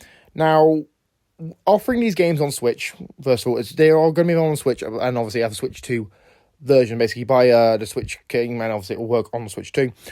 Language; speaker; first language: English; native; English